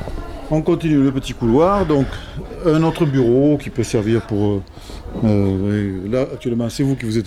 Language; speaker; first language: French; native; French